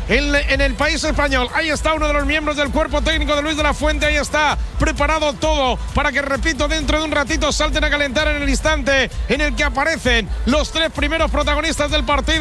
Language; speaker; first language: Spanish; native; Spanish